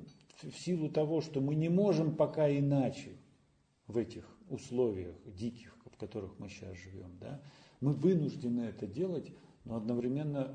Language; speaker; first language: Russian; native; Russian